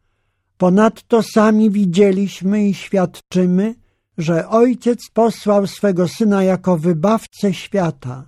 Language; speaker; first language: Polish; native; Polish